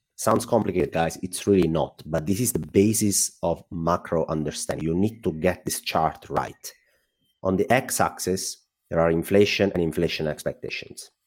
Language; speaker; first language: English; non-native, fluent; Italian